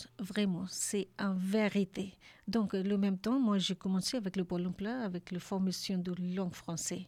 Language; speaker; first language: French; non-native, learner; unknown